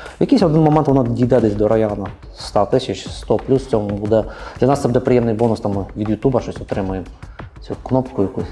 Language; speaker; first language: Ukrainian; native; Ukrainian